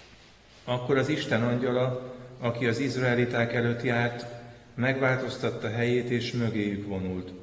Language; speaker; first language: Hungarian; native; Hungarian